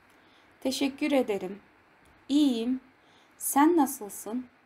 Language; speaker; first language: Turkish; non-native, fluent; Kazakh